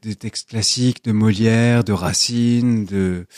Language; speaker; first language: French; native; French